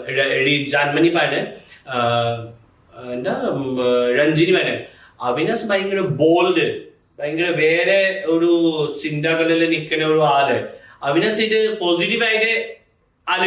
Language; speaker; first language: Malayalam; non-native, fluent; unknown